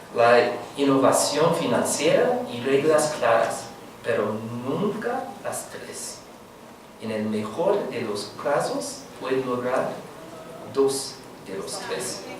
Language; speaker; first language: Spanish; non-native, learner; English